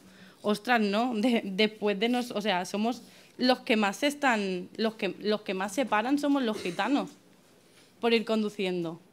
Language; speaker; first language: Spanish; native; Spanish